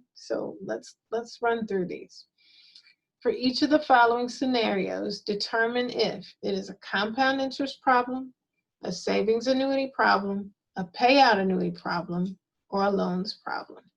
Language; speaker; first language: English; native; English